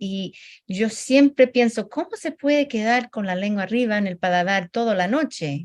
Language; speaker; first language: Spanish; non-native, fluent; English